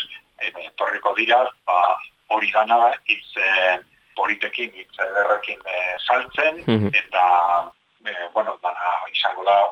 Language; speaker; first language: Basque; native; Basque